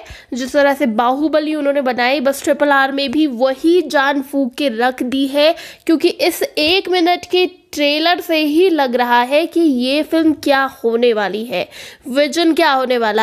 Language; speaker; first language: Hindi; native; Hindi